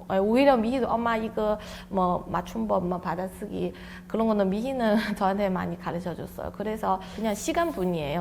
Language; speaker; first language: Korean; non-native, fluent; Chinese